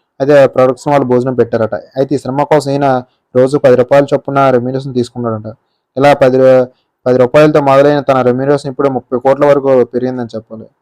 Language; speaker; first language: Telugu; native; Telugu